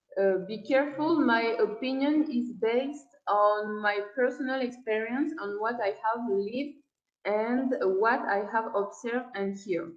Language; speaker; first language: English; non-native, learner; French